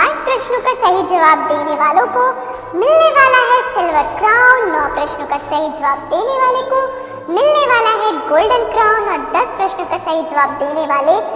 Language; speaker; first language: Hindi; native; Hindi